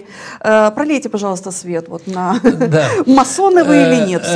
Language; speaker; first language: Russian; native; Russian